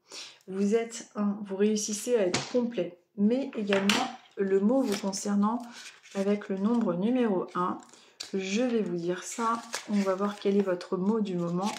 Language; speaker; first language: French; native; French